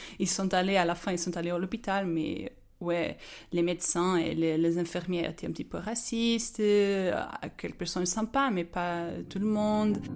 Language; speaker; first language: French; non-native, fluent; Portuguese